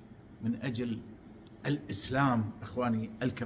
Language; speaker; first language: Arabic; native; Arabic